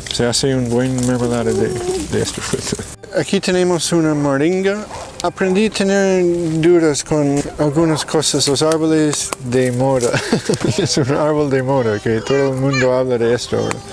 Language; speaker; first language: Spanish; non-native, fluent; English